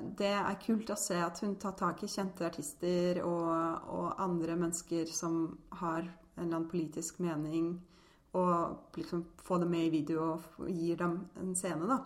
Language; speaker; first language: Norwegian; early bilingual, other home language; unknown